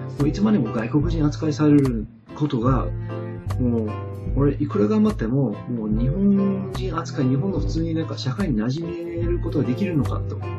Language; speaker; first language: Japanese; non-native, fluent; English